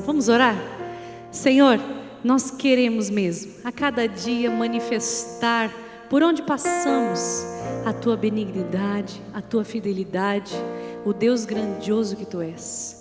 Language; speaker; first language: Portuguese; native; Portuguese